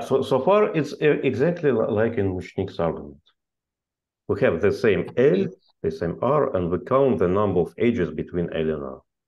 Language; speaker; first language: English; non-native, fluent; Russian